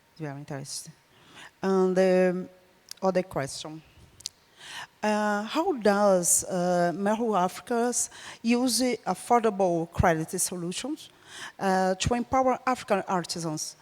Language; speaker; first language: English; non-native, learner; Portuguese